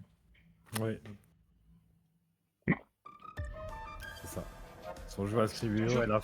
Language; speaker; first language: French; native; French